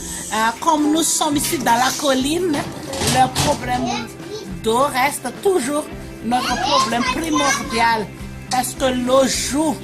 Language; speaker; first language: French; non-native, local second language; Malagasy